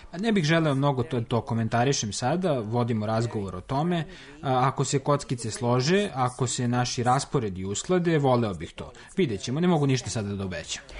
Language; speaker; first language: Serbian; native; Serbian